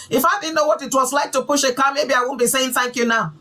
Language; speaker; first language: English; non-native, local second language; Yoruba